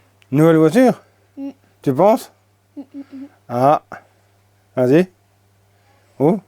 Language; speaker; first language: French; native; French